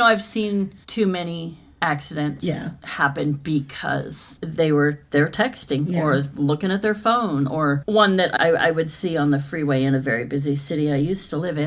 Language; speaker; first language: English; native; English